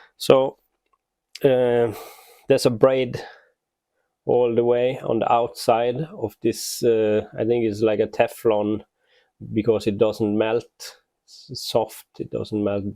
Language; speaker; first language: English; non-native, fluent; Norwegian